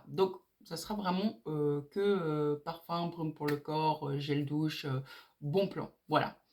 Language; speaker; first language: French; native; French